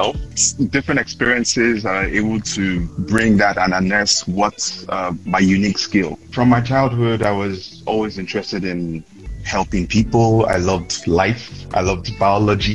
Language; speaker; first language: English; non-native, local second language; Yoruba